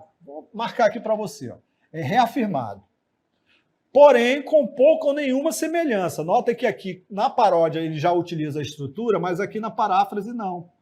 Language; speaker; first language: Portuguese; native; Portuguese